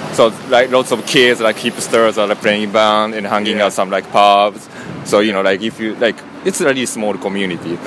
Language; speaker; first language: English; non-native, learner; Japanese